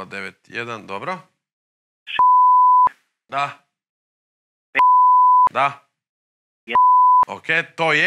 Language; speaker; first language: Croatian; native; Croatian